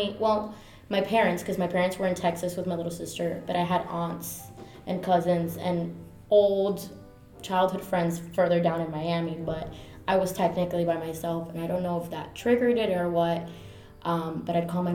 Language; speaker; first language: English; early bilingual, other home language; Spanish